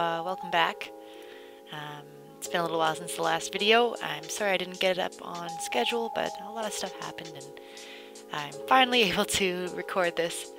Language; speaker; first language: English; native; English